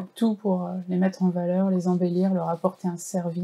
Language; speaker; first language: French; native; French